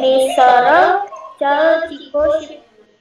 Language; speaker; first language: Korean; non-native, learner; Indonesian